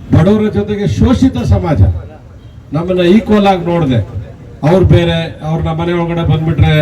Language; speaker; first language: Kannada; native; Kannada